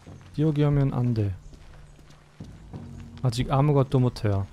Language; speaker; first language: Korean; non-native, learner; German